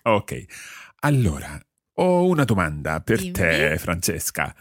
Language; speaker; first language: Italian; non-native, fluent; English